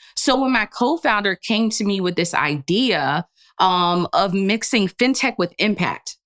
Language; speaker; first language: English; early bilingual, other home language; Yoruba